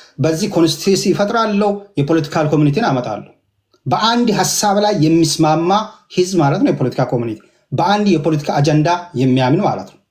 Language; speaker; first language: Amharic; non-native, local second language; Hadiyya